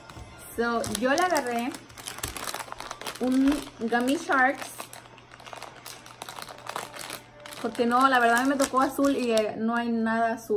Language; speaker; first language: Spanish; early bilingual, heritage; Spanish